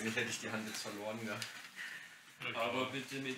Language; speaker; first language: German; native; German